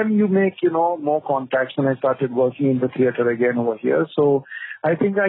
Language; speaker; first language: English; non-native, local second language; Kodava